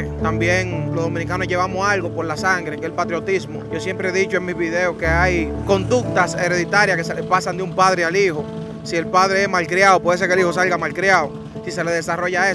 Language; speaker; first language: Spanish; native; Spanish